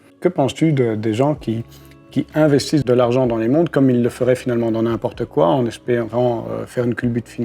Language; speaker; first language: French; native; French